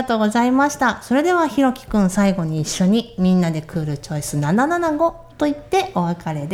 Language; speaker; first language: Japanese; native; Japanese